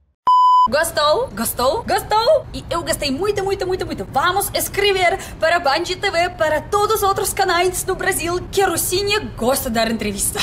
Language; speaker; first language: Portuguese; non-native, fluent; Russian